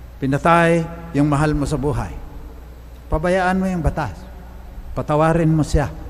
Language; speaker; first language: Filipino; non-native, local second language; Cebuano